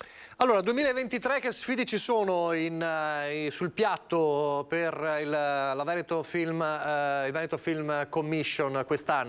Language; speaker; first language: Italian; native; Italian